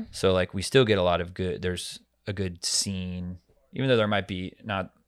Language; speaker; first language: English; native; English